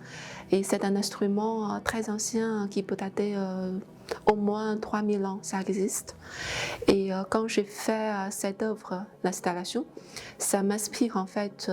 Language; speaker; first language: French; non-native, fluent; Chinese